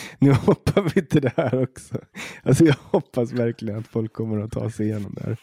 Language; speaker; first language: Swedish; native; Swedish